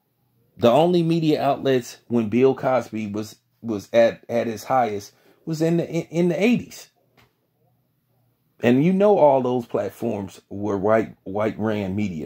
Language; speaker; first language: English; native; English